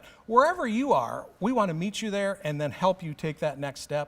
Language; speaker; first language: English; native; English